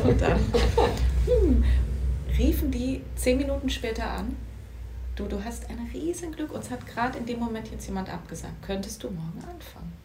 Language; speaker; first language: German; native; German